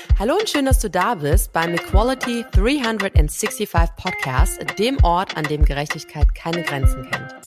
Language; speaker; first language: German; native; German